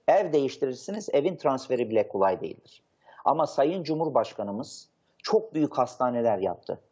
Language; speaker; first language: Turkish; native; Turkish